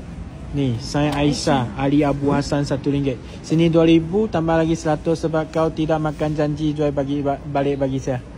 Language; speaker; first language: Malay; non-native, local second language; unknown